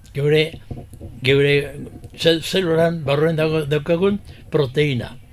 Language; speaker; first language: Basque; early bilingual, heritage; Basque